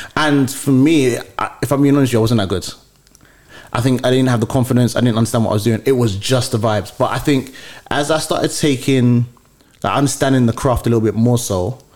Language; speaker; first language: English; early bilingual, other home language; Yoruba